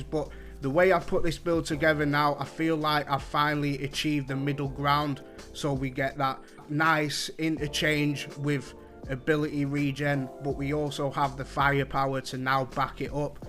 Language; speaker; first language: English; native; English